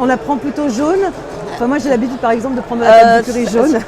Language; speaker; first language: French; native; French